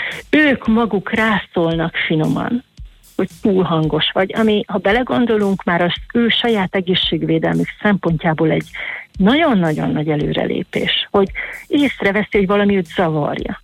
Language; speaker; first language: Hungarian; native; Hungarian